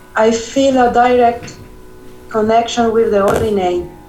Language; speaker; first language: English; non-native, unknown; Italian